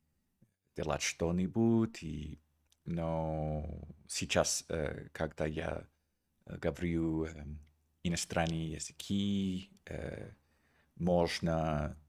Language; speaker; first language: Russian; non-native, learner; English